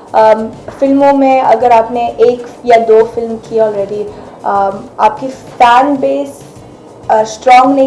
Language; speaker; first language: Hindi; non-native, fluent; Arabic